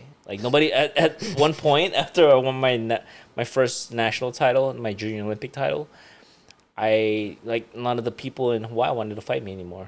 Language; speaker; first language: English; early bilingual, other home language; Iloko